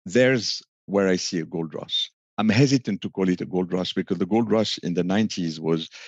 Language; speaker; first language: English; non-native, fluent; French